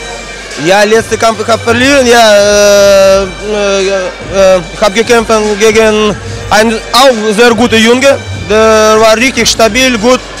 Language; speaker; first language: German; non-native, learner; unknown